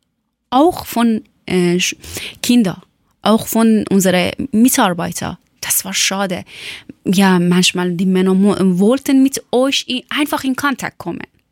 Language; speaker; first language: German; non-native, learner; Persian